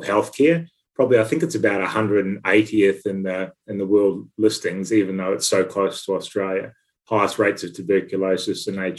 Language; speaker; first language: English; native; English